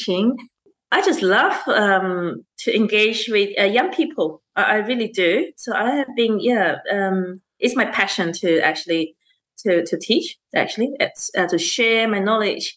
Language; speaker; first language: English; non-native, local second language; Chinese